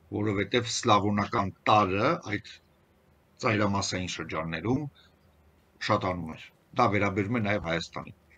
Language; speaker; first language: Armenian; native; Armenian